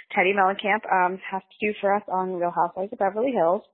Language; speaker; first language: English; native; English